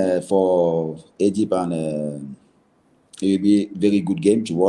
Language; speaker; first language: English; non-native, learner; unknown